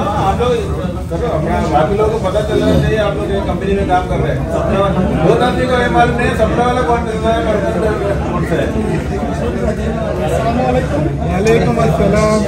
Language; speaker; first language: Hindi; non-native, local second language; Malayalam